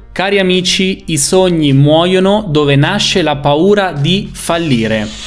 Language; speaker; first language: Italian; native; Italian